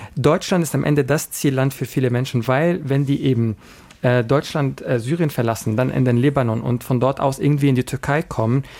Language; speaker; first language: German; non-native, fluent; Arabic